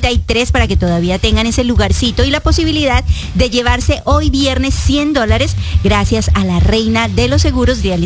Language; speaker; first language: Spanish; native; Spanish